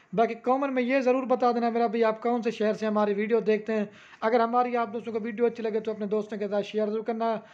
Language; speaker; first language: Urdu; non-native, local second language; Saraiki